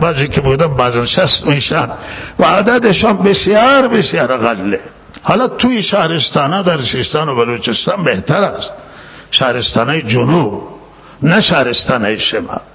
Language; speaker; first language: Persian; non-native, local second language; Baluchi